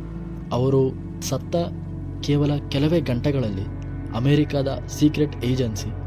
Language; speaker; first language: Kannada; native; Kannada